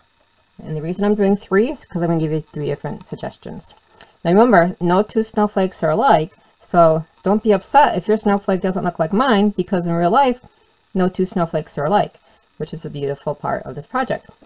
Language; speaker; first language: English; native; English